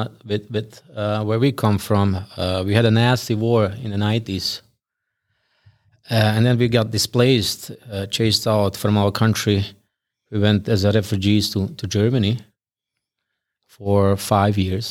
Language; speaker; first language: English; non-native, fluent; Bosnian